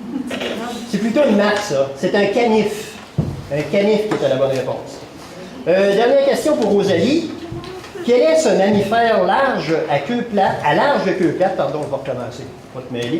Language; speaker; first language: French; native; French